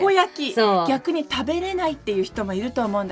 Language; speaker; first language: Japanese; native; Japanese